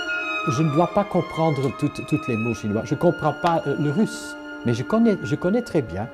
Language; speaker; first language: French; non-native, local second language; Dutch